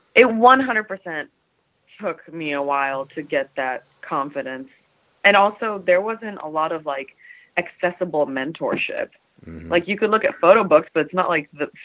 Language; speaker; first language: English; early bilingual, other home language; Polish